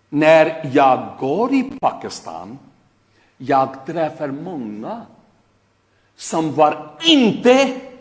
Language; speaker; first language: Swedish; non-native, fluent; Urdu